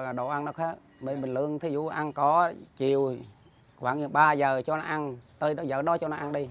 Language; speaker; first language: Vietnamese; non-native, local second language; Khmer